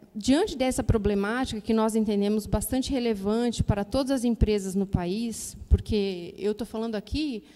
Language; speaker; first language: Portuguese; native; Portuguese